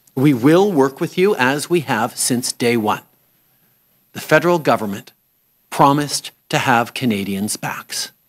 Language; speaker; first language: English; early bilingual, other home language; French